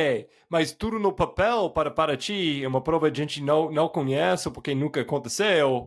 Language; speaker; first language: Portuguese; non-native, fluent; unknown